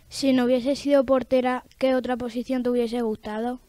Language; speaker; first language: Spanish; native; Spanish